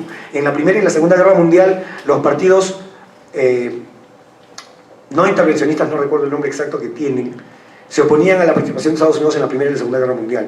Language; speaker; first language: Spanish; native; Spanish